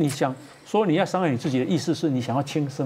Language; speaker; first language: Chinese; native; Chinese